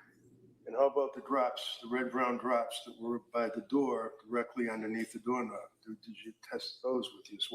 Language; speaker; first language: English; native; English